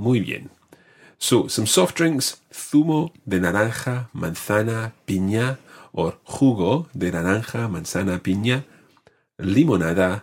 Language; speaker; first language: Spanish; non-native, fluent; English